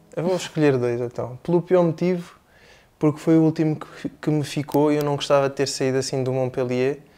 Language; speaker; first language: Portuguese; native; Portuguese